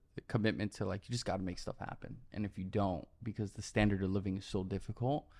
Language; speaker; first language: English; native; English